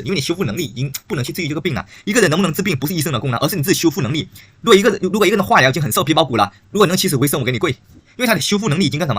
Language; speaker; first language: Chinese; native; Chinese